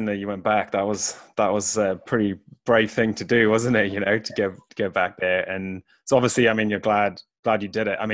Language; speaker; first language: English; native; English